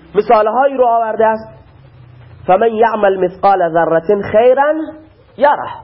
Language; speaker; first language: Persian; non-native, local second language; Baluchi